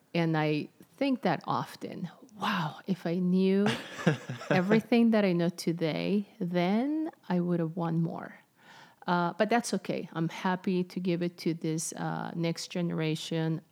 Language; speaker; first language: English; non-native, fluent; Spanish